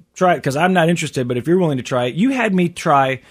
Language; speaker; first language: English; native; English